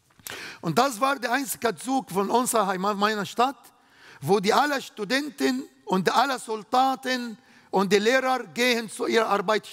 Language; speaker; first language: German; non-native, fluent; Arabic